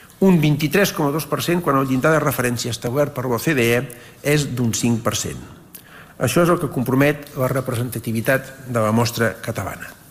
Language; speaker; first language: Catalan; native; Catalan